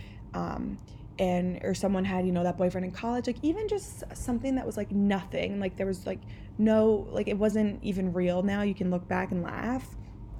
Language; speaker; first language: English; native; English